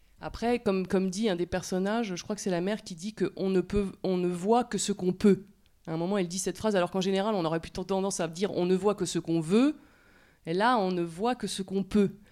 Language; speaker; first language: French; native; French